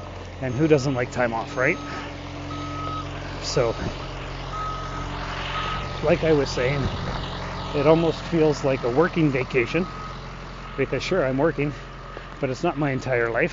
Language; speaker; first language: English; native; English